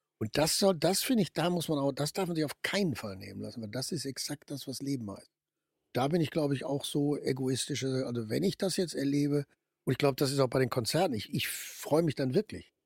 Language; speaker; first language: German; native; German